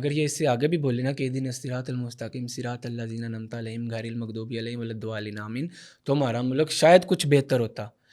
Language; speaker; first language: Urdu; non-native, local second language; Punjabi